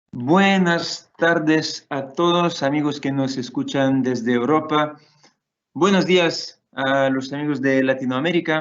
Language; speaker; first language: Spanish; non-native, fluent; Portuguese